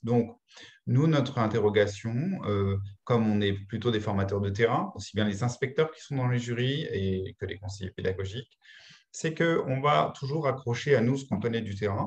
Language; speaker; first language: French; native; French